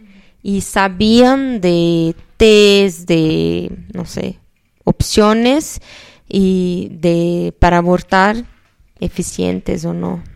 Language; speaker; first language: Spanish; non-native, fluent; Portuguese